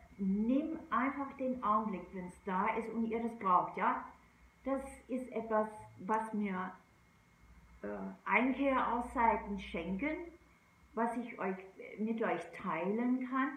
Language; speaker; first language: German; non-native, fluent; English